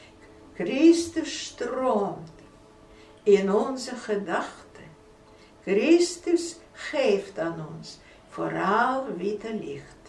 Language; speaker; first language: Dutch; non-native, fluent; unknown